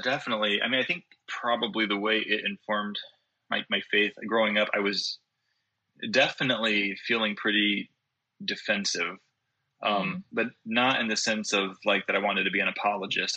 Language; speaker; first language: English; native; English